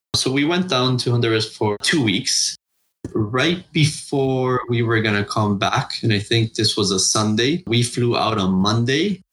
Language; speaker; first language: English; non-native, fluent; Spanish